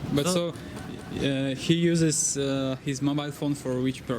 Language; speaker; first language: English; non-native, fluent; Russian